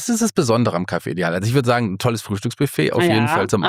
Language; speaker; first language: German; native; German